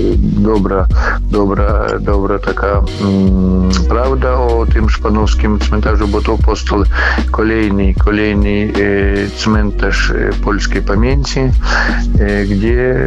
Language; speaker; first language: Polish; non-native, learner; Ukrainian